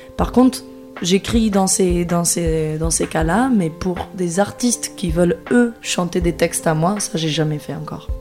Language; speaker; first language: French; non-native, fluent; Portuguese